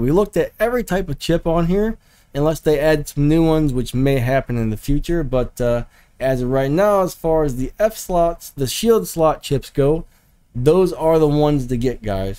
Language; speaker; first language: English; native; English